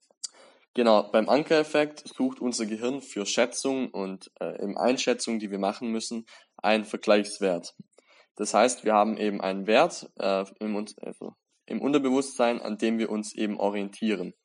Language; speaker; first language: German; native; German